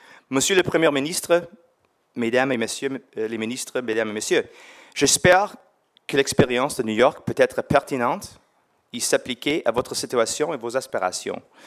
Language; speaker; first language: French; non-native, learner; English